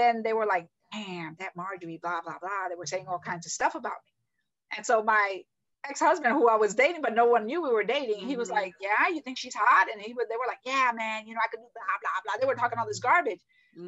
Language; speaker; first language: English; native; English